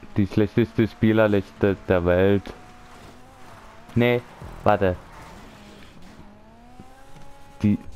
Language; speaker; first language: German; native; German